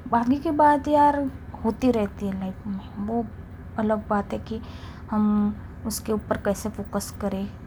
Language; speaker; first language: Hindi; non-native, local second language; Marathi